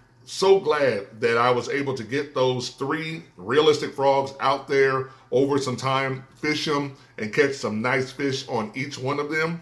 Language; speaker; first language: English; native; English